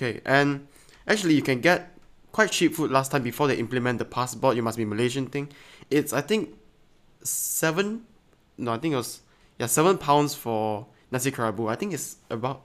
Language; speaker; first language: English; non-native, local second language; Chinese